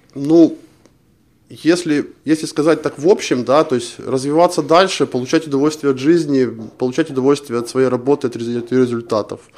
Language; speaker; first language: Russian; non-native, local second language; Ukrainian